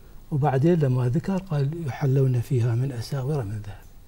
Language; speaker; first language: Arabic; native; Arabic